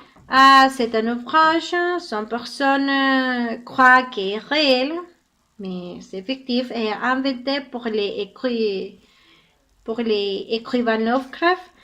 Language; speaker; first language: French; non-native, learner; Spanish